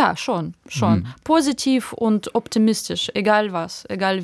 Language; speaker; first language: German; non-native, fluent; Russian